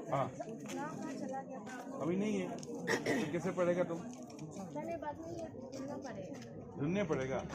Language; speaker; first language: Hindi; non-native, local second language; Assamese